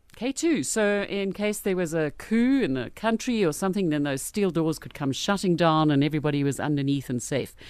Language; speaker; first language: English; native; English